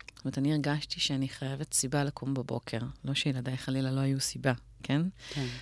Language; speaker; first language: Hebrew; native; Hebrew